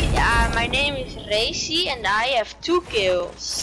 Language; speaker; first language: English; non-native, learner; Dutch